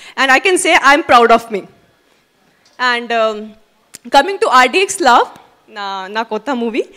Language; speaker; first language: English; non-native, local second language; Hindi